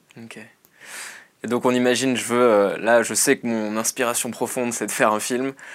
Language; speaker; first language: French; native; French